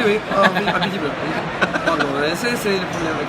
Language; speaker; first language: French; non-native, learner; Russian